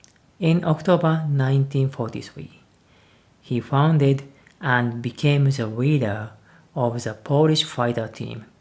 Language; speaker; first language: English; non-native, learner; Japanese